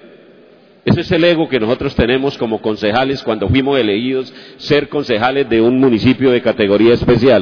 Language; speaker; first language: Spanish; native; Spanish